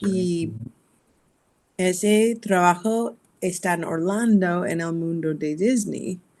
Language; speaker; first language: Spanish; non-native, learner; English